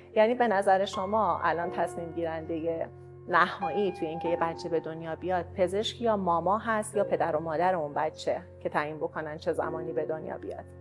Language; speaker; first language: Persian; native; Persian